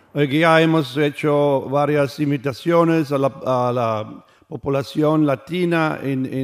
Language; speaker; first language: Spanish; non-native, learner; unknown